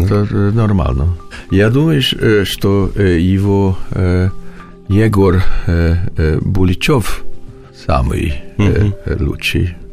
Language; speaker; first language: Russian; non-native, learner; Hungarian